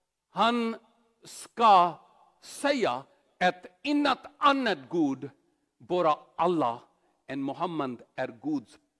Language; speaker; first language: Swedish; non-native, learner; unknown